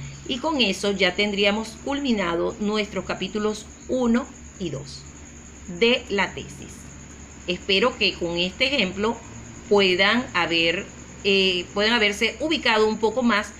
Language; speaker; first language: Spanish; native; Spanish